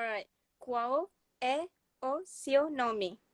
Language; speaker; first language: Portuguese; non-native, learner; Malay